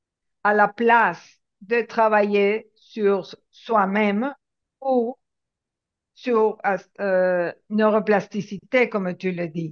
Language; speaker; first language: French; non-native, fluent; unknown